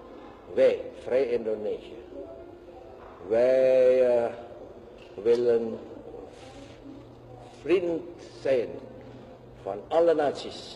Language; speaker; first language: Dutch; non-native, local second language; Javanese